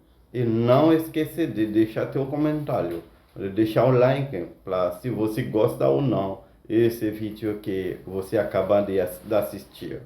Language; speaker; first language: Portuguese; non-native, fluent; Haitian Creole